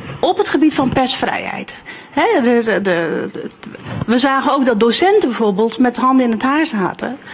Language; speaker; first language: Dutch; early bilingual, other home language; Turkish